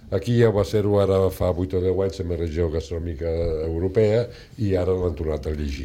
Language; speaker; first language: Catalan; native; Catalan